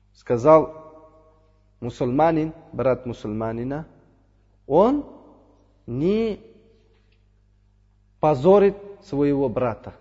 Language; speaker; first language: Russian; non-native, fluent; Uzbek